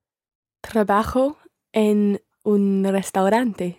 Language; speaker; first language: Spanish; non-native, learner; English